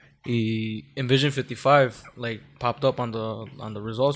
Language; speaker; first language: English; early bilingual, other home language; Spanish